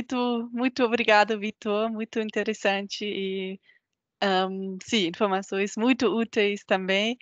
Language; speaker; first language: Portuguese; non-native, fluent; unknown